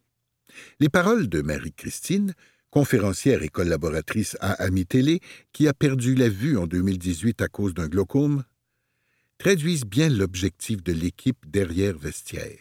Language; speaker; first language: French; native; French